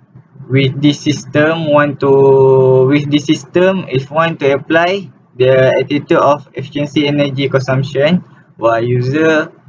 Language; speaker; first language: English; non-native, learner; Malay